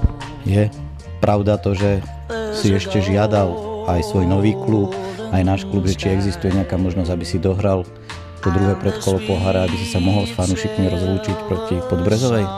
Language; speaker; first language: Slovak; native; Slovak